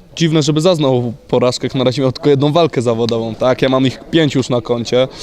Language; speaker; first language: Polish; native; Polish